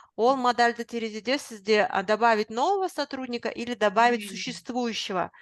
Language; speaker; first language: Russian; non-native, local second language; Kazakh